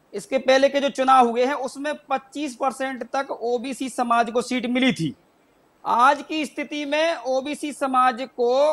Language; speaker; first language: Hindi; native; Hindi